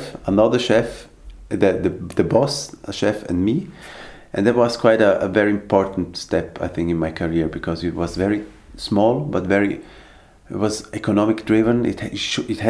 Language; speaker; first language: English; non-native, fluent; Swiss German